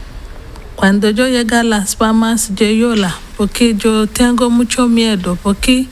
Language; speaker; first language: Spanish; non-native, learner; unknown